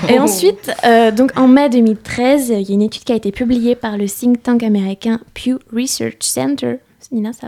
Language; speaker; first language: French; native; French